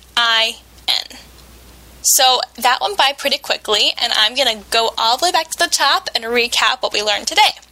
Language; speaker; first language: English; native; English